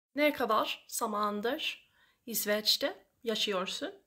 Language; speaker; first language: Turkish; non-native, learner; Swedish